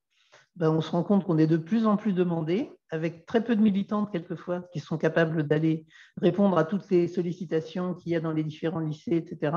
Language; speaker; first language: French; native; French